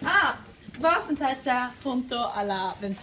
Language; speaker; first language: Spanish; non-native, learner; Norwegian